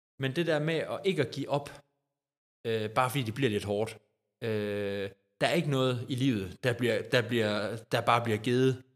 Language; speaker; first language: Danish; native; Danish